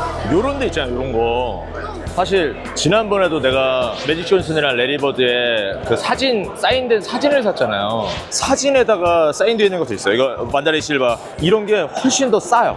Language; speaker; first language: Korean; native; Korean